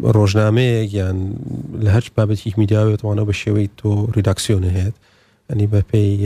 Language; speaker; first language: Central Kurdish; early bilingual, heritage; Central Kurdish